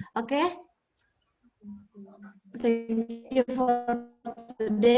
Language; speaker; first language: English; non-native, fluent; Indonesian